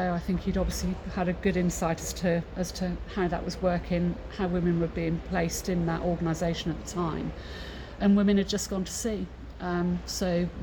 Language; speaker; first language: English; native; English